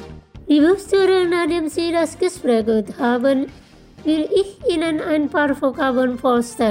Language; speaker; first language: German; non-native, fluent; Indonesian